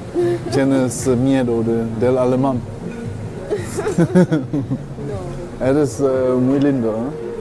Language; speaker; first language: Spanish; non-native, learner; German